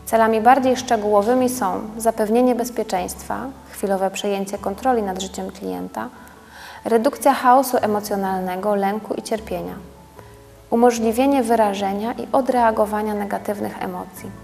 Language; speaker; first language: Polish; native; Polish